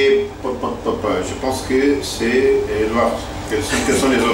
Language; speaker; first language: French; non-native, fluent; Portuguese